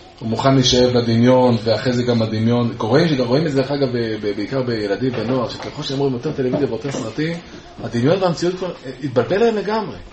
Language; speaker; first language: Hebrew; native; Hebrew